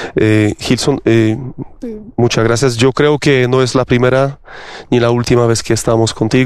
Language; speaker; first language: Spanish; non-native, fluent; Polish